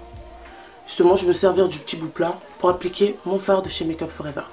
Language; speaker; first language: French; native; French